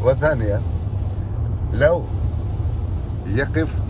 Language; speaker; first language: Arabic; non-native, fluent; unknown